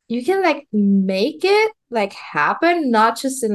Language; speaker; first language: English; non-native, fluent; Spanish